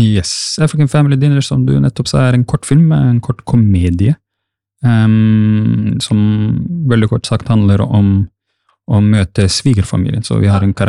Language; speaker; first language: Norwegian; early bilingual, other home language; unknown